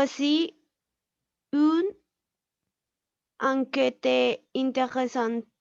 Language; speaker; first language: French; non-native, learner; Spanish